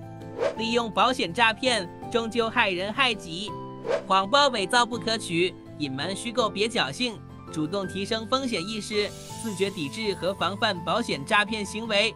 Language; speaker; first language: Chinese; native; Chinese